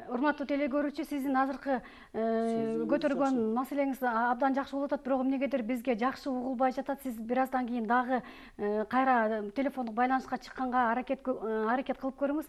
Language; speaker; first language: Kyrgyz; native; Kyrgyz